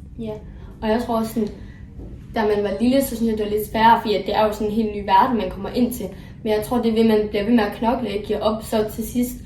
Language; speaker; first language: Danish; native; Danish